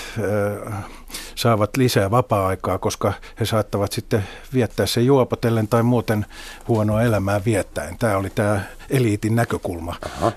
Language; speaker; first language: Finnish; native; Finnish